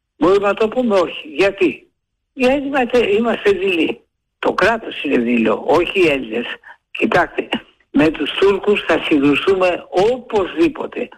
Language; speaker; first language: Greek; native; Greek